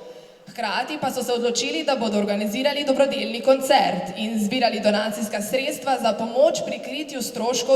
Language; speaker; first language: Slovenian; native; Slovenian